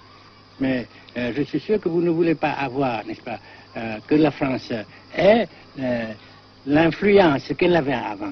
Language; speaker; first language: French; non-native, fluent; Vietnamese